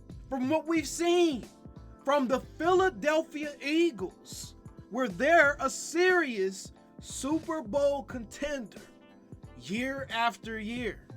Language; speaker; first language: English; native; English